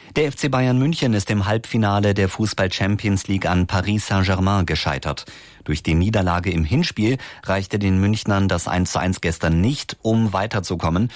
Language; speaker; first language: German; native; German